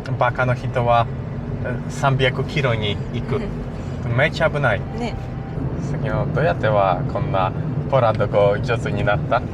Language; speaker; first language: Japanese; non-native, learner; Polish